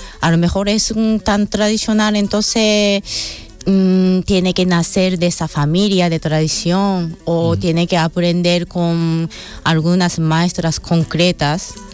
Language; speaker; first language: Spanish; non-native, fluent; Japanese